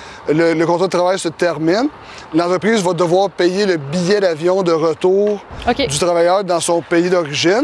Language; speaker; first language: French; native; French